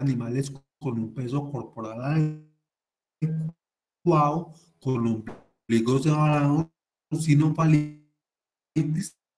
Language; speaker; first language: Spanish; native; Spanish